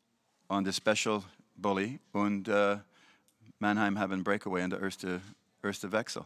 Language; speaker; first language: German; non-native, learner; English